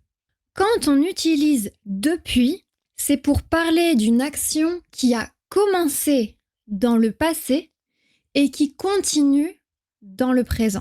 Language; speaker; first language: French; native; French